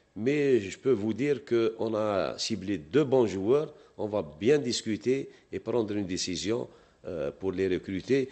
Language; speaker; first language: French; non-native, local second language; Arabic